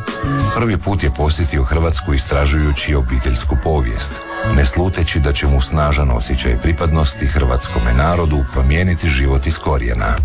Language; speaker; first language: Serbian; native; Serbian